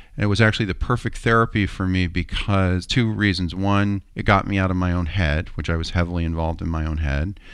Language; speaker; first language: English; native; English